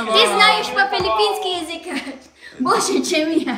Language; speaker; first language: Russian; non-native, learner; Filipino